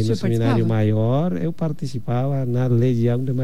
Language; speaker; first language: Portuguese; non-native, fluent; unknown